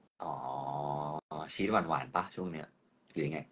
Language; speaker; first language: Thai; native; Thai